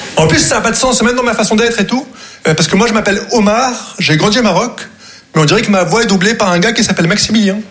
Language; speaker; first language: French; non-native, local second language; Arabic